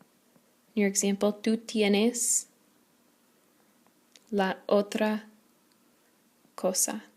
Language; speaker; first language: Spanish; non-native, fluent; English